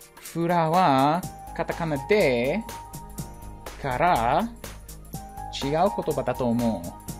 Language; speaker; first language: Japanese; non-native, learner; English